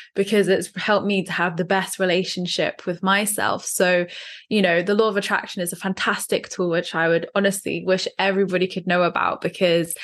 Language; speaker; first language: English; native; English